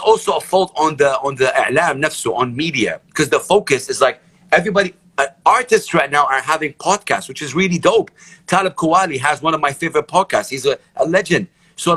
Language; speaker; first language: English; non-native, fluent; Arabic